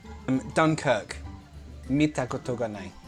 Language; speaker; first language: Japanese; non-native, learner; English